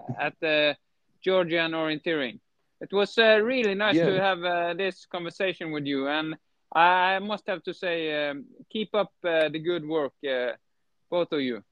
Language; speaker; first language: English; non-native, fluent; Norwegian